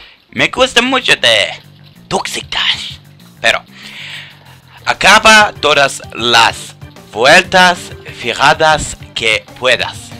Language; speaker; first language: Spanish; non-native, learner; English